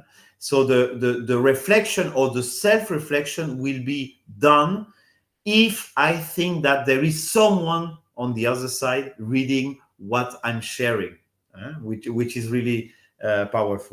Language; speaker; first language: English; non-native, fluent; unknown